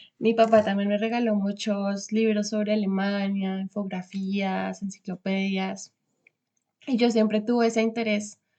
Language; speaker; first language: Spanish; native; Spanish